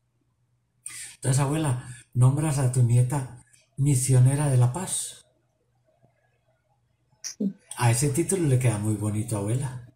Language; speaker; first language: Spanish; native; Spanish